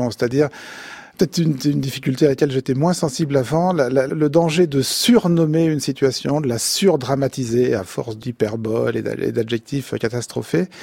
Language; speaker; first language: French; native; French